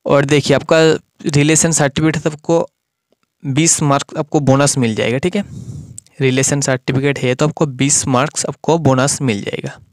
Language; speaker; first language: Hindi; non-native, local second language; Bangla